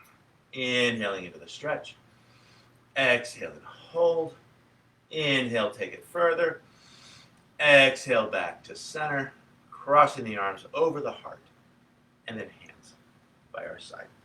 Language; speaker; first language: English; native; English